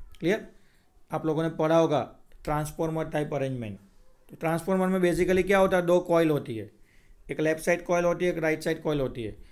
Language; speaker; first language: Hindi; non-native, local second language; Gujarati